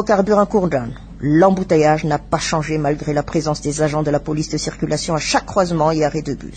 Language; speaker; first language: French; non-native, local second language; Malagasy